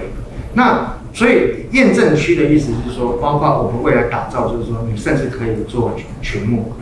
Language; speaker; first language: Chinese; native; Chinese